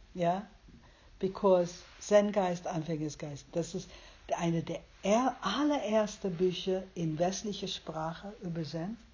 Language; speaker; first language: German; non-native, fluent; English